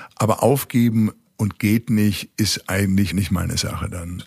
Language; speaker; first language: German; native; German